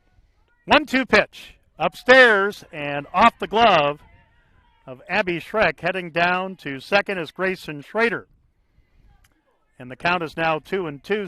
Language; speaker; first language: English; native; English